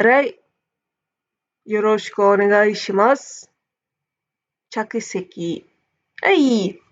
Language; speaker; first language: Japanese; non-native, fluent; English